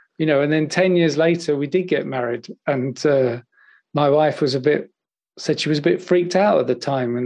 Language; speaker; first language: English; native; English